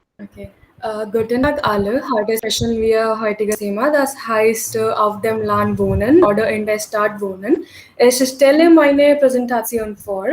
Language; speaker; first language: German; non-native, learner; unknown